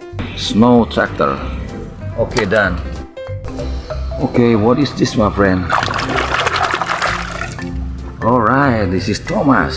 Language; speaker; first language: English; non-native, learner; Indonesian